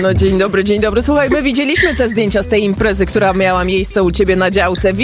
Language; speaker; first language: Polish; native; Polish